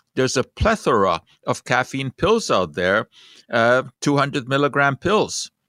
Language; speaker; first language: English; non-native, fluent; Hungarian